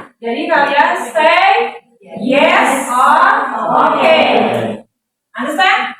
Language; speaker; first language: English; non-native, learner; Indonesian